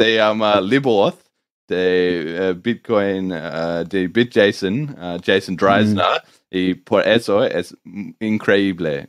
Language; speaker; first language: Spanish; non-native, learner; English